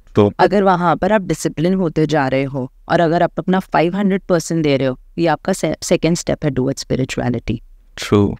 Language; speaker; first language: Hindi; native; Hindi